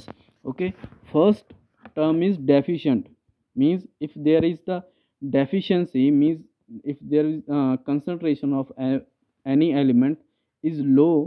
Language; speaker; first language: English; non-native, local second language; Punjabi